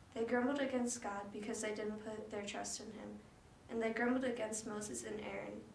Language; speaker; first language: English; native; English